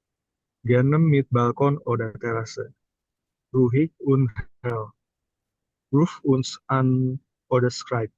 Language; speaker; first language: German; non-native, learner; Indonesian